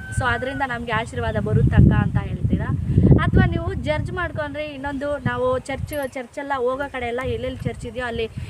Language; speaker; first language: Kannada; non-native, local second language; Telugu